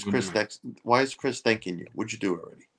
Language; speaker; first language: English; native; English